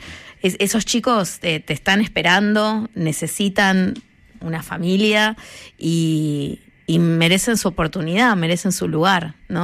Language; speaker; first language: Spanish; native; Spanish